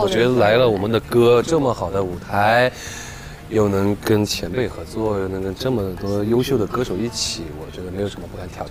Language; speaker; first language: Chinese; native; Chinese